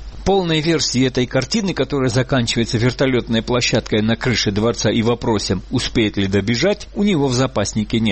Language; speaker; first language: Russian; native; Russian